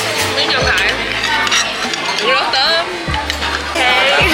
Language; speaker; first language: Vietnamese; early bilingual, heritage; Vietnamese